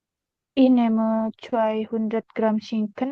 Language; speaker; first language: German; non-native, learner; Indonesian